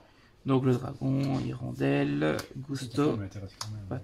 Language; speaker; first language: French; native; French